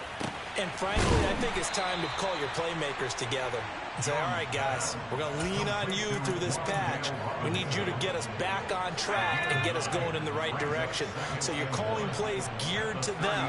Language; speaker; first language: English; native; English